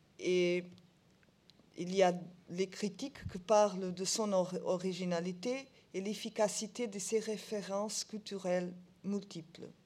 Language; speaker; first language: French; non-native, learner; Portuguese